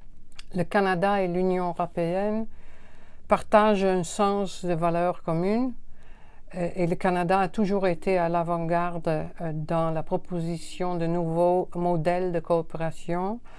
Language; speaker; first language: French; non-native, fluent; Dutch